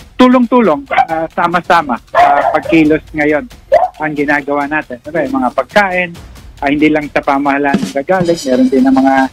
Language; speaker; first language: Filipino; native; Filipino